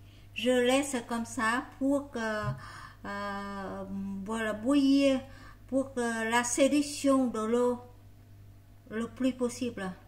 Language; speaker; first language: French; non-native, learner; Vietnamese